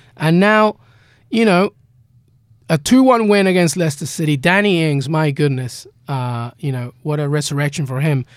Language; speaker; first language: English; native; English